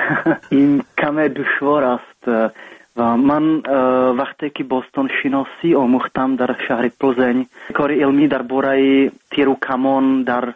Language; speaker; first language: Persian; non-native, fluent; Czech